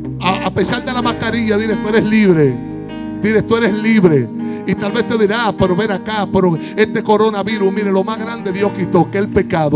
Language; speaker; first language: Spanish; native; Spanish